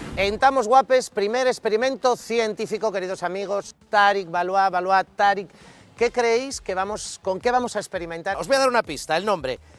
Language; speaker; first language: Spanish; native; Spanish